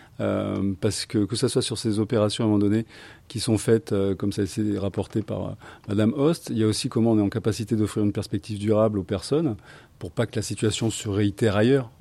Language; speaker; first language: French; native; French